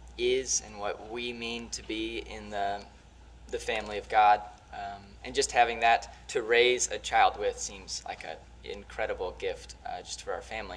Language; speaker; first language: English; native; English